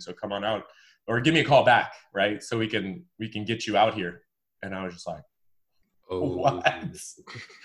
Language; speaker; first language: English; native; English